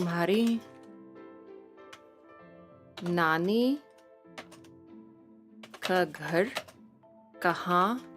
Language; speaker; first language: Hindi; non-native, learner; English